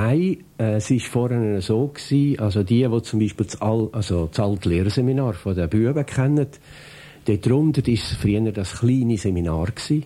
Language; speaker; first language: German; native; German